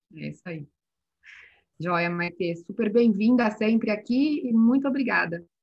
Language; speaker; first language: Portuguese; native; Portuguese